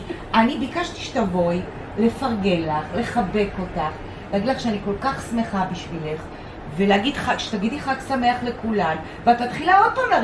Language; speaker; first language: Hebrew; native; Hebrew